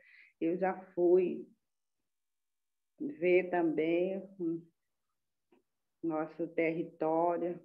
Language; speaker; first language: Portuguese; non-native, local second language; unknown